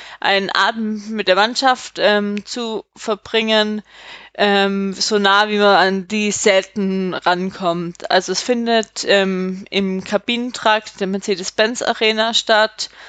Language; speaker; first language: German; native; German